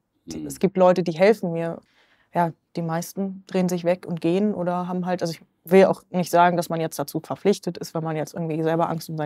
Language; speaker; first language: German; native; German